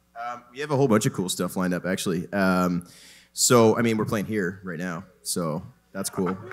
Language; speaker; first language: English; native; English